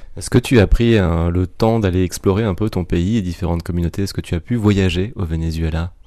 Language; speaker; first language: French; native; French